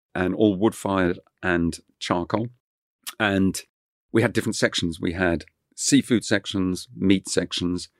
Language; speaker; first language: English; non-native, local second language; French